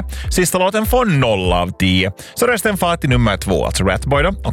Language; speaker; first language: Swedish; native; Swedish